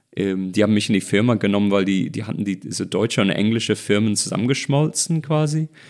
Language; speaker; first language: German; non-native, fluent; English